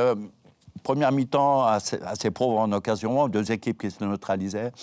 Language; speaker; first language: French; native; French